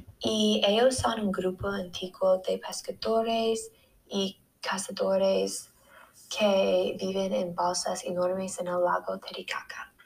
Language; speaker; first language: Spanish; non-native, learner; English